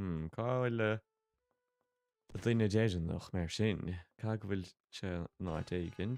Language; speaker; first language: Irish; non-native, local second language; English